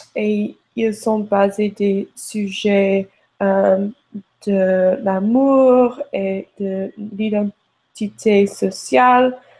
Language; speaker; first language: French; non-native, learner; English